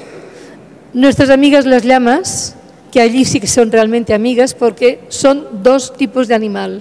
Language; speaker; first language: Spanish; native; Spanish